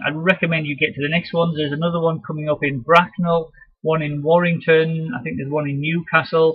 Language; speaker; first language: English; native; English